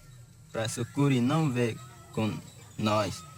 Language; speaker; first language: Portuguese; non-native, local second language; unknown